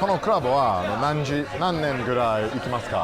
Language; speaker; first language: Japanese; non-native, learner; English